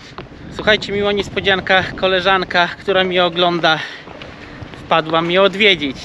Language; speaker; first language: Polish; native; Polish